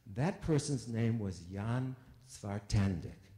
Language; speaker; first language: English; native; English